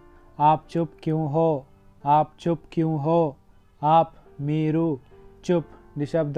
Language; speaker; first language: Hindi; non-native, local second language; Telugu